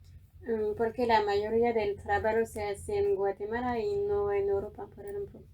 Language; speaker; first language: Spanish; non-native, fluent; French